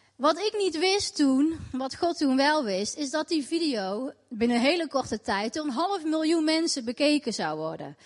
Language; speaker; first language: Dutch; native; Dutch